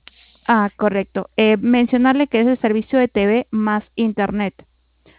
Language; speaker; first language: Spanish; native; Spanish